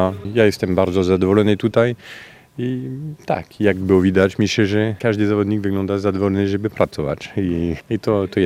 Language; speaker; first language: Polish; non-native, fluent; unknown